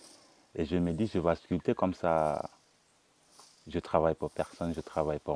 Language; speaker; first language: French; non-native, local second language; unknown